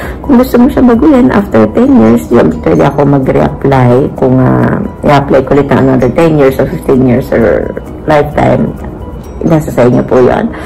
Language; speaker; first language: Filipino; native; Filipino